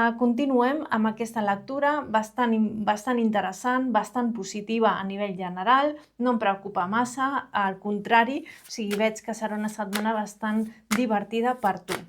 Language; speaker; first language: Catalan; non-native, local second language; Spanish